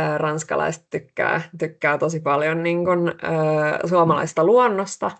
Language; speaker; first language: Finnish; native; Finnish